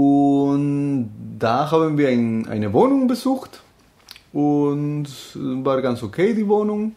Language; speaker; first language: German; non-native, fluent; Spanish